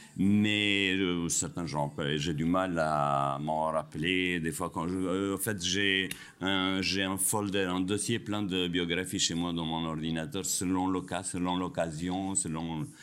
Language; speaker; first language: French; non-native, fluent; Albanian